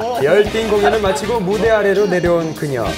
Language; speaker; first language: Korean; native; Korean